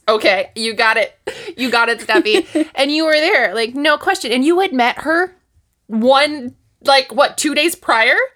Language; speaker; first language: English; native; English